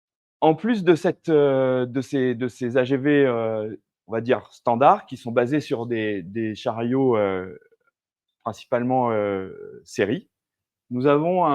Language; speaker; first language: French; native; French